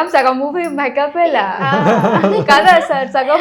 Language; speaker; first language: Telugu; non-native, fluent; Odia